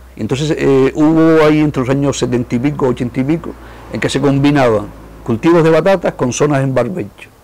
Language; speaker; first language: Spanish; native; Spanish